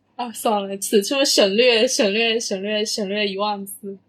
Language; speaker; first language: Chinese; native; Chinese